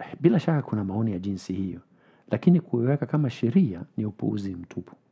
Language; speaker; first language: Swahili; non-native, fluent; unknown